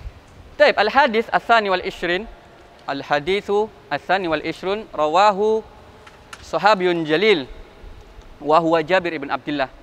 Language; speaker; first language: Arabic; non-native, fluent; Indonesian